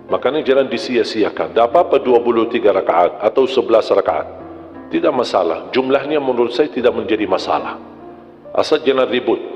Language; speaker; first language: Indonesian; non-native, fluent; Arabic